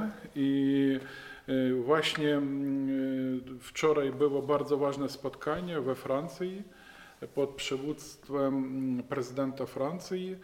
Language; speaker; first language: Polish; non-native, fluent; Ukrainian